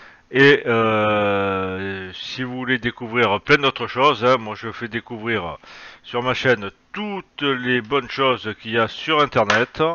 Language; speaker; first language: French; native; French